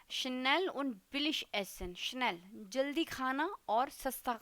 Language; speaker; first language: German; non-native, fluent; Hindi